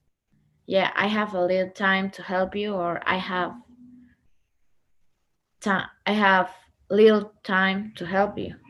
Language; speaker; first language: English; non-native, learner; Spanish